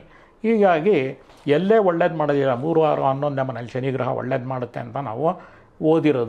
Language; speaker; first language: Kannada; native; Kannada